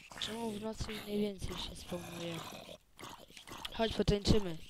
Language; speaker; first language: Polish; native; Polish